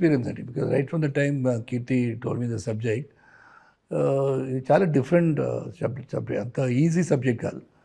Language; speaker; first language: Telugu; non-native, fluent; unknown